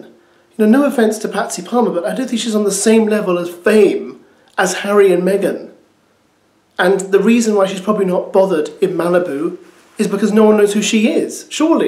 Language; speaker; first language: English; native; English